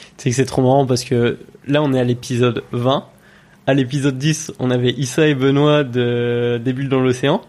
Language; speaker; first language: French; native; French